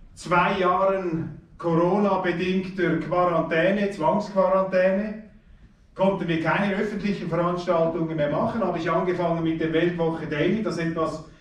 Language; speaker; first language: German; native; German